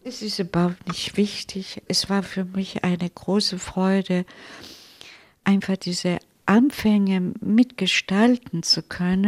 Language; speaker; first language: German; non-native, fluent; Italian